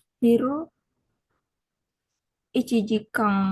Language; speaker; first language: Japanese; non-native, learner; Indonesian